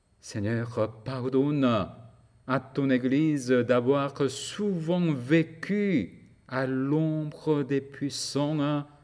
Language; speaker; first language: French; non-native, fluent; Korean